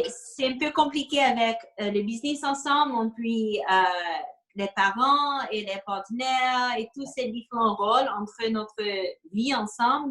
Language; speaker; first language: French; non-native, fluent; English